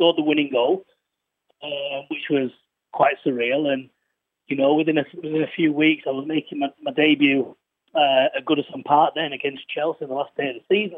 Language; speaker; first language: English; native; English